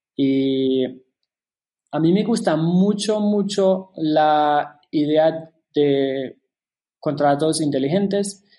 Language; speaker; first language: Spanish; non-native, fluent; German